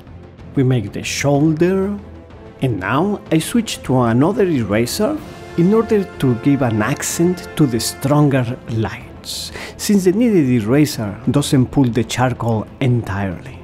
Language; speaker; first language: English; non-native, fluent; Spanish